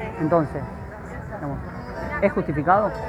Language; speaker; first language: Spanish; native; Spanish